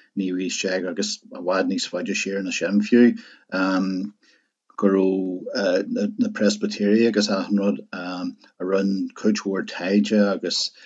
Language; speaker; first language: Irish; non-native, local second language; English